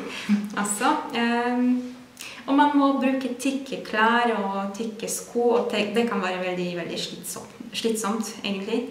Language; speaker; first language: Norwegian; non-native, fluent; Polish